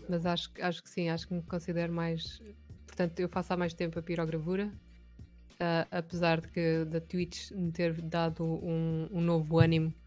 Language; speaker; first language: Portuguese; native; Portuguese